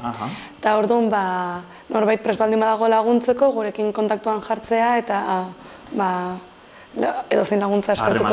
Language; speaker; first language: Basque; native; Basque